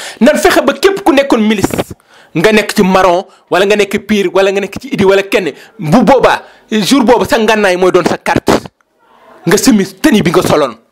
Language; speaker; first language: Wolof; native; Wolof